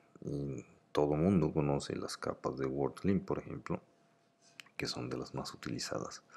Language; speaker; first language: Spanish; native; Spanish